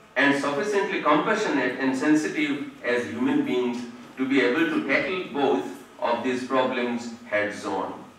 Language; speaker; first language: English; non-native, local second language; Odia